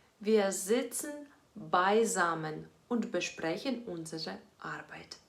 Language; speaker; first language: German; non-native, fluent; Ukrainian